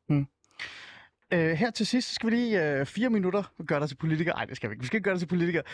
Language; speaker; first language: Danish; early bilingual, other home language; Persian